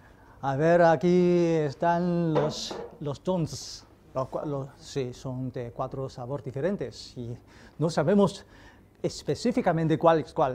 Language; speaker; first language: Spanish; non-native, fluent; Chinese